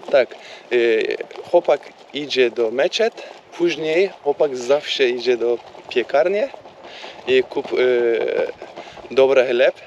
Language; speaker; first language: Polish; non-native, learner; Turkish